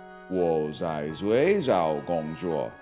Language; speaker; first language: Chinese; non-native, learner; English